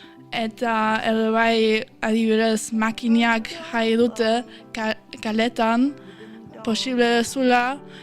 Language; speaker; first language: Basque; non-native, fluent; German